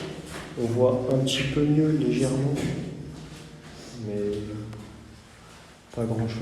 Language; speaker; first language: French; native; French